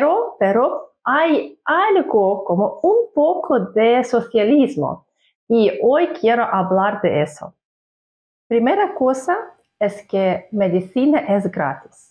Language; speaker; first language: Spanish; non-native, fluent; Russian